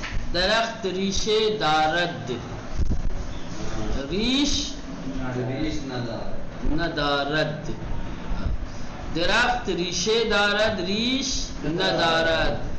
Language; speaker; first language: Persian; non-native, fluent; Urdu